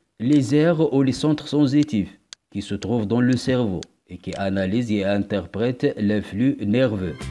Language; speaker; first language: French; non-native, local second language; Arabic